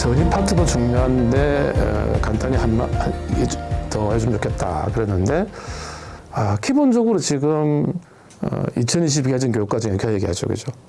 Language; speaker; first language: Korean; native; Korean